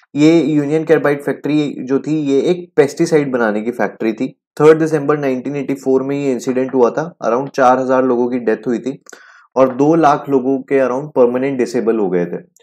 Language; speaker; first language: Hindi; native; Hindi